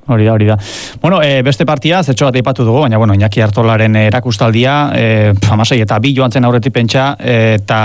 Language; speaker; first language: Basque; native; Basque